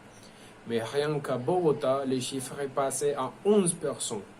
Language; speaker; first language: French; non-native, learner; Spanish